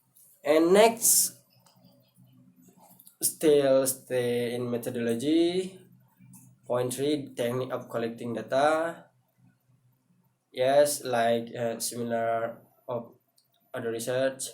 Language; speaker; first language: English; non-native, learner; Indonesian